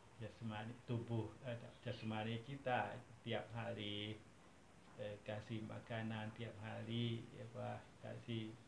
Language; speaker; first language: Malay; non-native, fluent; Thai